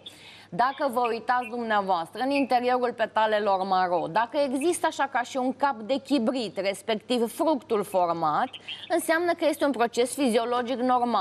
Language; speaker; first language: Romanian; native; Romanian